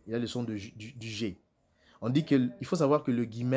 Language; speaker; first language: French; non-native, local second language; Kongo